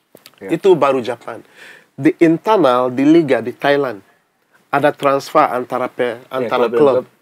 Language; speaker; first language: Indonesian; non-native, fluent; English